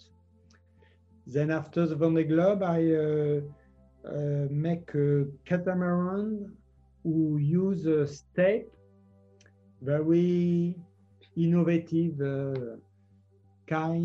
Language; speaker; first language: English; non-native, learner; French